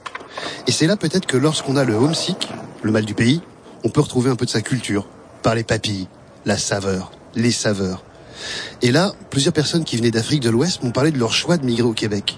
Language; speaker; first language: French; native; French